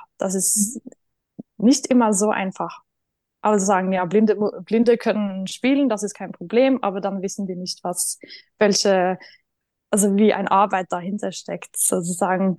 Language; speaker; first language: German; non-native, fluent; Norwegian